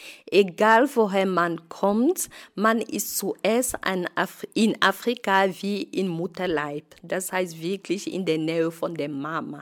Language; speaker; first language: German; non-native, fluent; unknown